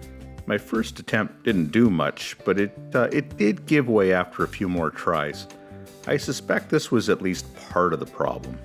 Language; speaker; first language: English; native; English